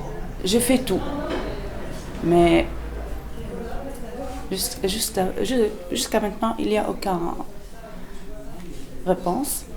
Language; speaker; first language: French; non-native, learner; Arabic